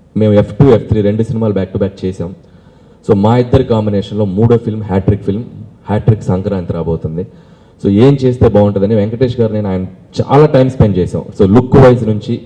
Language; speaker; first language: Telugu; native; Telugu